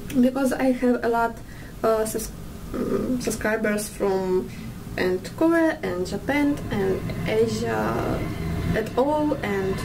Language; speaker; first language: English; non-native, learner; Russian